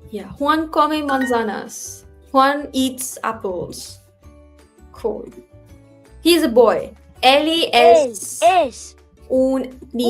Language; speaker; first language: Spanish; non-native, learner; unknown